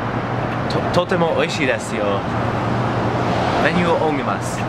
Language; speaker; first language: Japanese; non-native, learner; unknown